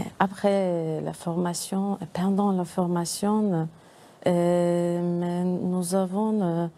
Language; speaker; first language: French; non-native, learner; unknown